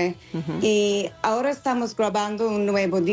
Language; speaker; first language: Spanish; non-native, fluent; English